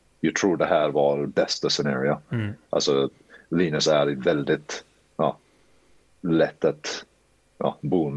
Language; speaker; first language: Swedish; early bilingual, heritage; Swedish